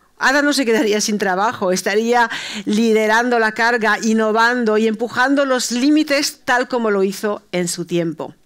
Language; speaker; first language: Spanish; early bilingual, heritage; Spanish